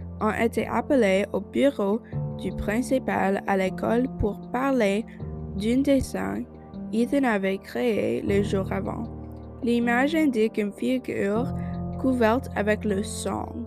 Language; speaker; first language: French; non-native, learner; English